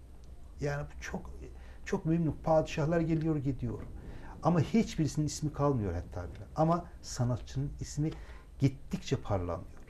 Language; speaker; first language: Turkish; non-native, local second language; Azerbaijani